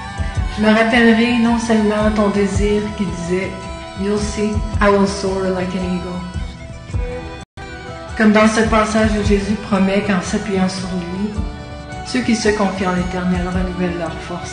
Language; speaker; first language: French; native; French